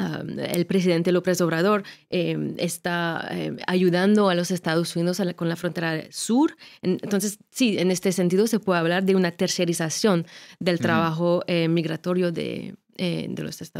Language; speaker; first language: Spanish; non-native, fluent; French